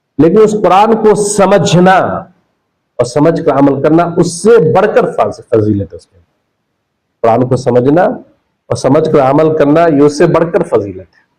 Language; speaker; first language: Urdu; native; Urdu